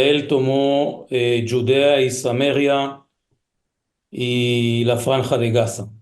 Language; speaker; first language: Spanish; early bilingual, heritage; Hebrew